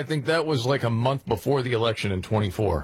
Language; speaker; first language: English; native; English